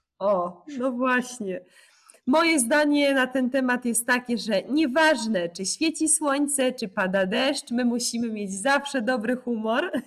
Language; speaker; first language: Polish; native; Polish